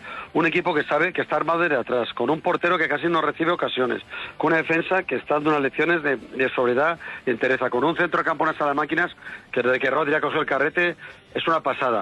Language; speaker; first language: Spanish; native; Spanish